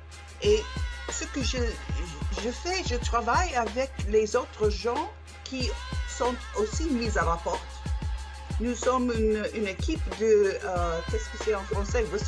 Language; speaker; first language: French; non-native, learner; English